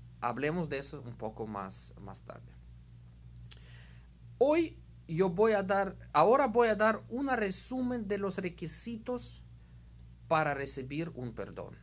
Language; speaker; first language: Spanish; non-native, fluent; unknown